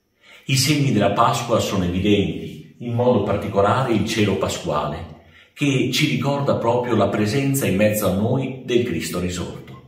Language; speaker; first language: Italian; native; Italian